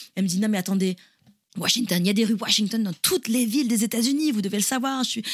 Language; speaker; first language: French; native; French